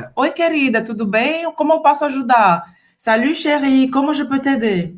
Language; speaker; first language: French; non-native, fluent; Portuguese